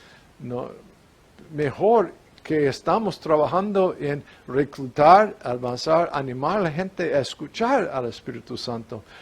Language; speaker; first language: Spanish; non-native, fluent; English